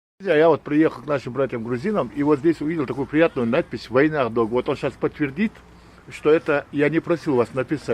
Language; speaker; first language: Russian; non-native, local second language; Ingush